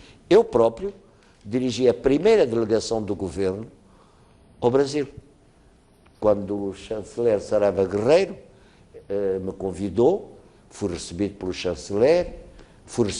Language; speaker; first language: Portuguese; native; Portuguese